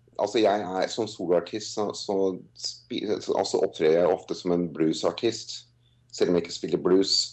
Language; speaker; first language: Norwegian; non-native, fluent; English